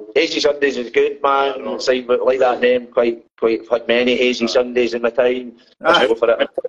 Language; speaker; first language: English; native; English